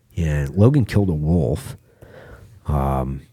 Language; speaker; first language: English; native; English